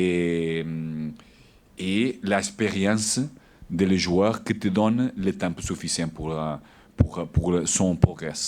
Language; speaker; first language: French; non-native, learner; Portuguese